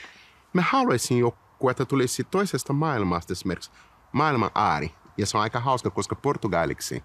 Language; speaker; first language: Finnish; non-native, fluent; Portuguese